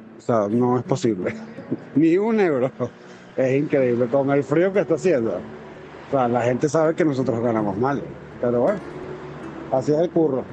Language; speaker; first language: Spanish; native; Spanish